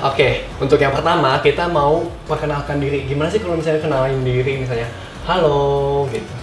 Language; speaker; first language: Indonesian; native; Indonesian